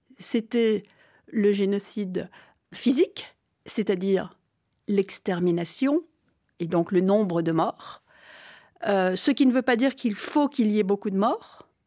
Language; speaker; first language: French; native; French